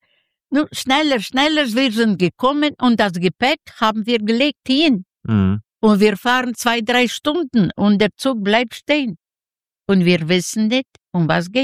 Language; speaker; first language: German; non-native, learner; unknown